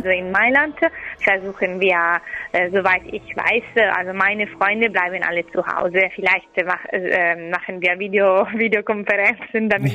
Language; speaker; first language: German; non-native, learner; Italian